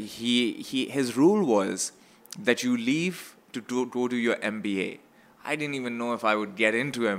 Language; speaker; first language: English; non-native, local second language; Urdu